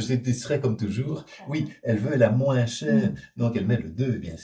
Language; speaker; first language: French; native; French